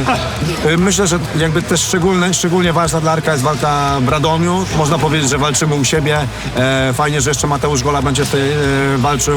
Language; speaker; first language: Polish; native; Polish